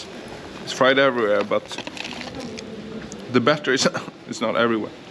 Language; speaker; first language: English; non-native, fluent; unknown